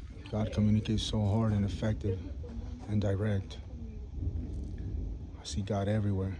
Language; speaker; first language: English; early bilingual, other home language; Spanish